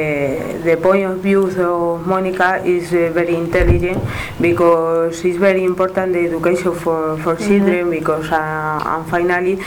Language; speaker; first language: English; non-native, learner; Spanish